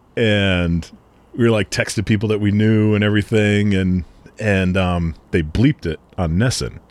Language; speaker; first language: English; native; English